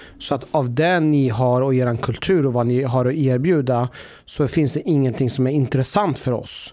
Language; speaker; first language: Swedish; early bilingual, other home language; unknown